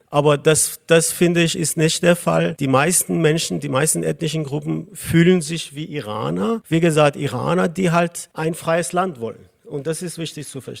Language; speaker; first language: German; non-native, fluent; Persian